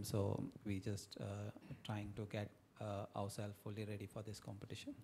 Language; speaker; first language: English; non-native, fluent; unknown